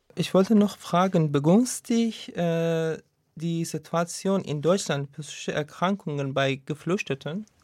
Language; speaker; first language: German; non-native, learner; Persian